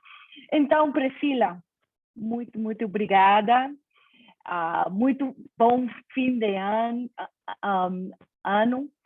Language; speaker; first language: Portuguese; non-native, fluent; Spanish